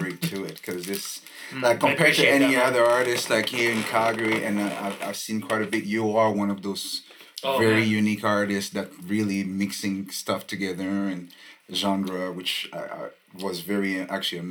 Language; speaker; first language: English; non-native, fluent; French